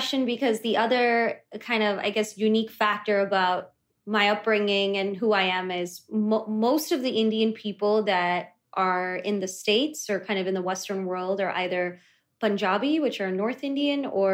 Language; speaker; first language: English; early bilingual, other home language; Kannada